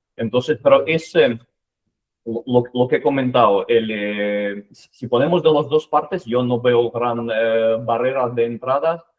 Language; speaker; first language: Spanish; non-native, fluent; Ukrainian